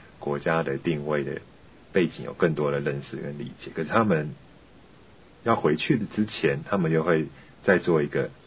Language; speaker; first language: Chinese; native; Chinese